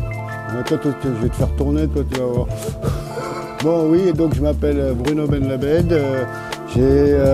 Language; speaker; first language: French; native; French